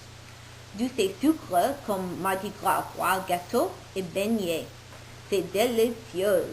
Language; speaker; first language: French; non-native, learner; English